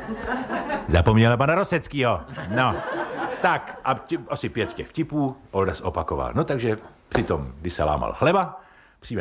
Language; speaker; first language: Czech; native; Czech